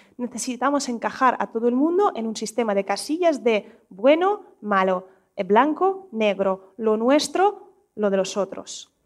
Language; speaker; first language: Spanish; non-native, fluent; Russian